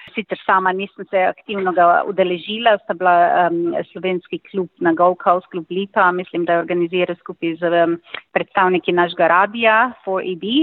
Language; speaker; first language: Slovenian; native; Slovenian